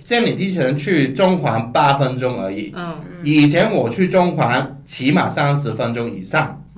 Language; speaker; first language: Chinese; non-native, local second language; Cantonese